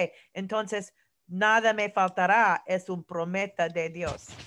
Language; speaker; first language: Spanish; non-native, learner; English